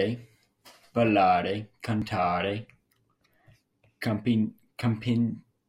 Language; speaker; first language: Italian; non-native, learner; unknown